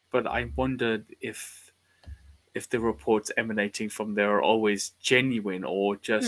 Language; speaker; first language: English; native; English